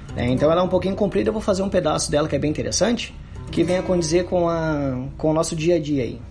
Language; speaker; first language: Portuguese; native; Portuguese